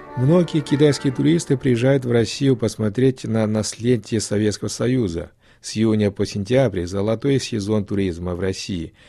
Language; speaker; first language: Russian; non-native, fluent; Chinese